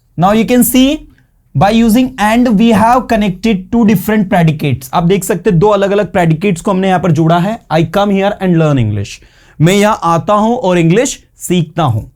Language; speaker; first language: Hindi; native; Hindi